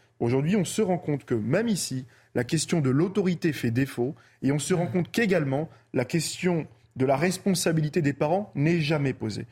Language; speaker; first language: French; early bilingual, other home language; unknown